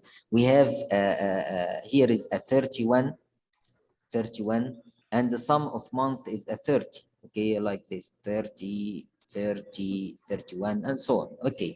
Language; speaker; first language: English; non-native, fluent; Arabic